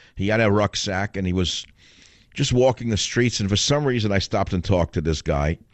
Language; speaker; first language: English; native; English